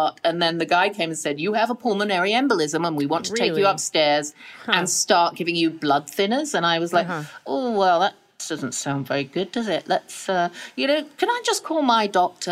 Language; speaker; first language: English; native; English